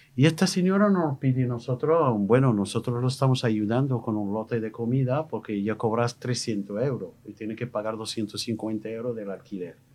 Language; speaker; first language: Spanish; non-native, fluent; Arabic